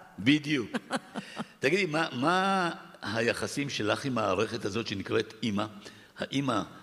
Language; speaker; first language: Hebrew; early bilingual, other home language; Arabic